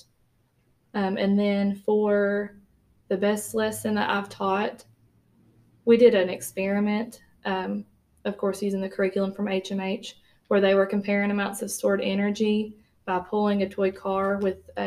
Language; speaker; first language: English; native; English